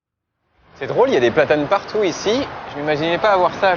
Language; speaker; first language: French; native; French